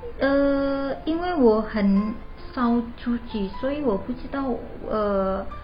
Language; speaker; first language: Chinese; non-native, learner; Indonesian